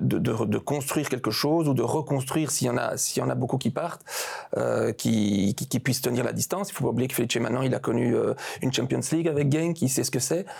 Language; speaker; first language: French; native; French